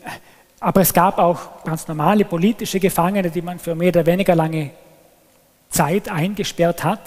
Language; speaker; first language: German; native; German